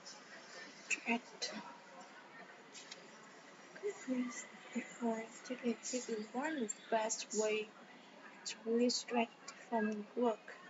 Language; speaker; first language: English; non-native, learner; Vietnamese